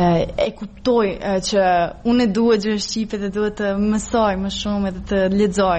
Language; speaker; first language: Albanian; non-native, fluent; Serbian